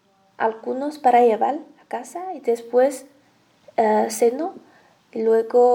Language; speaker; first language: Spanish; non-native, learner; Chinese